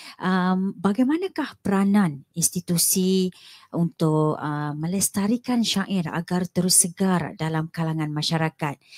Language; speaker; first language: Malay; native; Malay